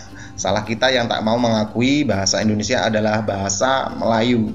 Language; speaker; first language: Indonesian; native; Indonesian